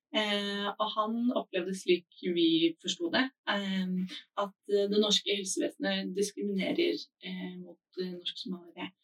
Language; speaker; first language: Norwegian; non-native, fluent; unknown